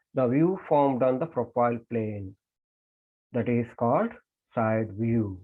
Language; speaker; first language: English; non-native, local second language; Kannada